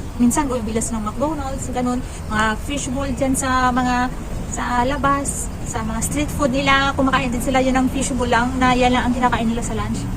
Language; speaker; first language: Filipino; non-native, local second language; Cebuano